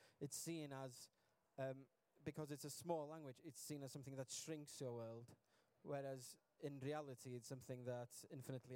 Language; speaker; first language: English; non-native, local second language; Welsh